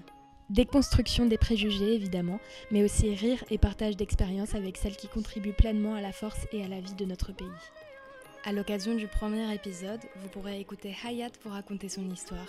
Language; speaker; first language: French; native; French